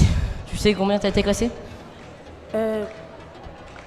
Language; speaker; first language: French; native; French